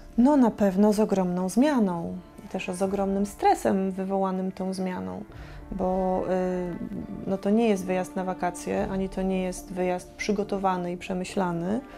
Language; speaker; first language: Polish; native; Polish